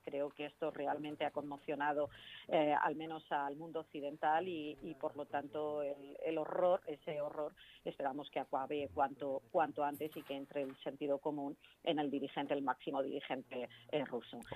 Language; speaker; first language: Spanish; native; Spanish